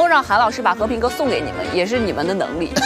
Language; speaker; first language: Chinese; native; Chinese